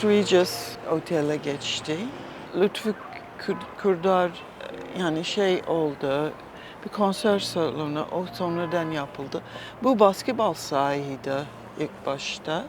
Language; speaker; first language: Turkish; non-native, fluent; English